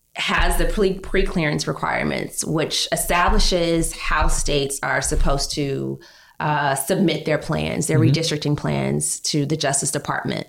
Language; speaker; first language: English; native; English